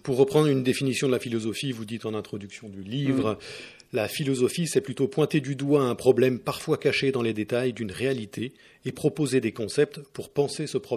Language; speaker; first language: French; native; French